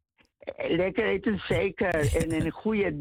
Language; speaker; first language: Dutch; non-native, learner; Spanish